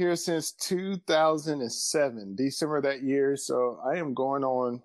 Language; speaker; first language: English; native; English